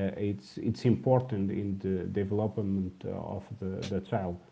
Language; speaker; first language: English; non-native, learner; Portuguese